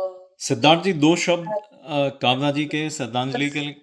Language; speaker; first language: Hindi; native; Hindi